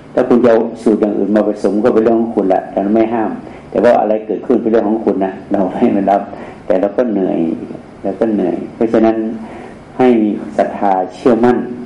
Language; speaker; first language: Thai; native; Thai